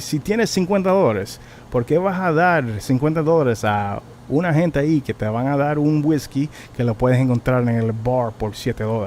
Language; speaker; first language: Spanish; early bilingual, heritage; Spanish